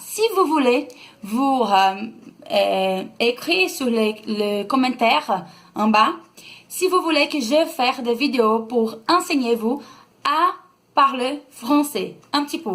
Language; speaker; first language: French; non-native, learner; Portuguese